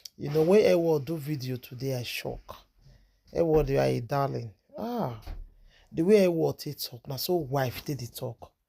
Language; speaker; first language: Nigerian Pidgin; native; Nigerian Pidgin